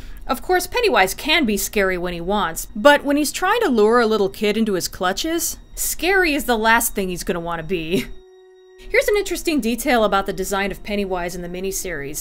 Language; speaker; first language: English; native; English